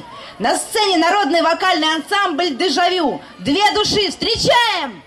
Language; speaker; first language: Russian; native; Russian